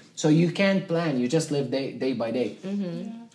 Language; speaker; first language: English; non-native, fluent; Central Atlas Tamazight